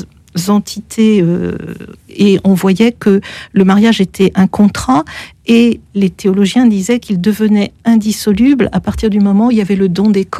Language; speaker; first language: French; native; French